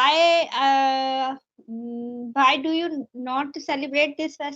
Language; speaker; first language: English; non-native, learner; Hindi